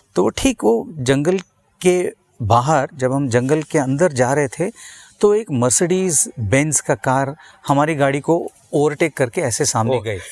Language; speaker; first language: Hindi; non-native, local second language; Tamil